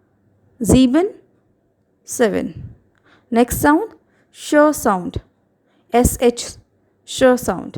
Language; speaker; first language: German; non-native, fluent; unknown